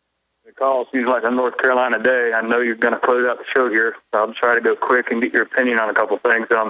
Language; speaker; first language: English; native; English